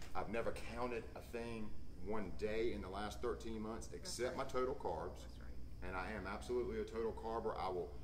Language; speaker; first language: English; native; English